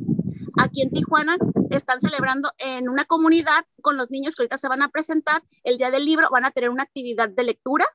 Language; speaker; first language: Spanish; native; Spanish